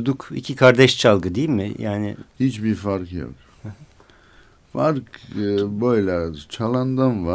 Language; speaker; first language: Turkish; non-native, learner; Armenian